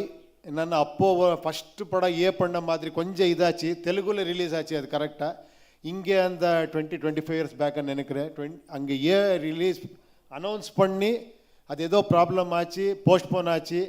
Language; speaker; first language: Tamil; non-native, learner; Kannada